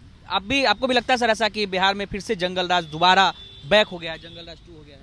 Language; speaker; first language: Hindi; native; Hindi